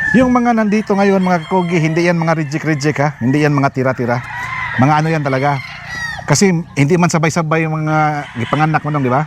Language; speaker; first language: Filipino; non-native, local second language; Cebuano